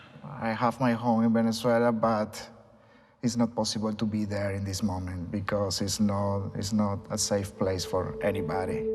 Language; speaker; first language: English; non-native, learner; Spanish